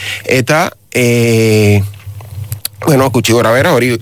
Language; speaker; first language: Basque; non-native, learner; Spanish